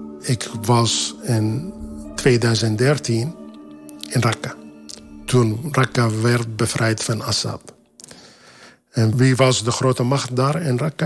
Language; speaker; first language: Dutch; non-native, fluent; Arabic